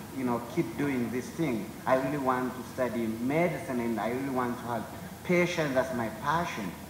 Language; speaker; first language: English; non-native, fluent; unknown